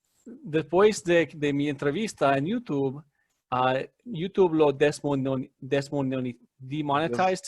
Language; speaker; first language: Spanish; non-native, fluent; English